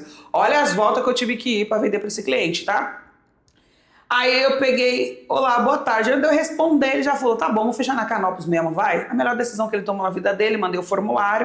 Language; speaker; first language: Portuguese; native; Portuguese